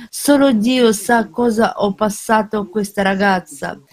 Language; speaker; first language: Italian; non-native, fluent; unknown